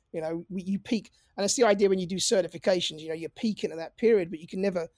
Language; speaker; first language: English; native; English